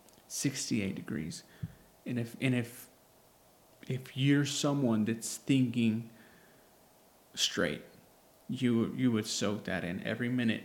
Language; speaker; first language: English; early bilingual, other home language; Spanish